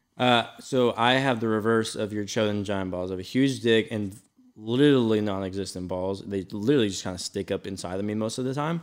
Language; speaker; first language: English; native; English